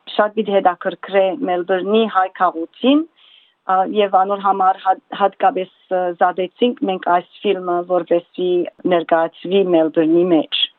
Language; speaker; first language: Armenian; early bilingual, heritage; Armenian